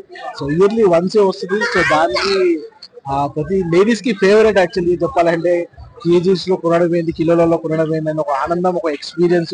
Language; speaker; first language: Telugu; native; Telugu